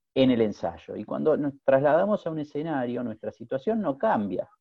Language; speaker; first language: Spanish; native; Spanish